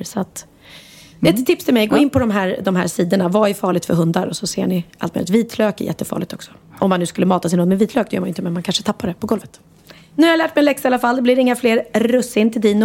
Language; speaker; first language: Swedish; native; Swedish